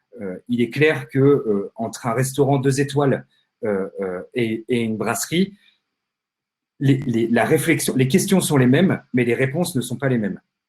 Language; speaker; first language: French; native; French